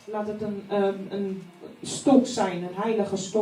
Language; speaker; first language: Dutch; non-native, fluent; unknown